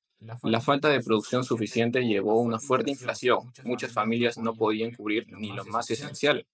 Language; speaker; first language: Spanish; native; Spanish